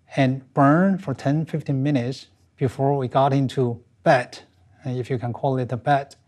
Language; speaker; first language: English; non-native, fluent; Chinese